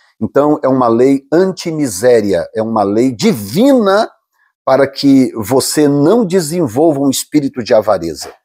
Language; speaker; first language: Portuguese; native; Portuguese